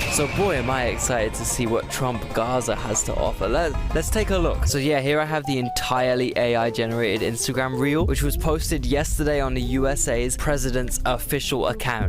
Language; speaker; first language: English; native; English